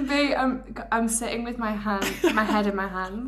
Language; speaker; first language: English; native; English